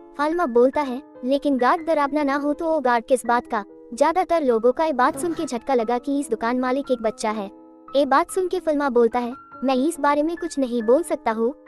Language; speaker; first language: Hindi; non-native, local second language; Bangla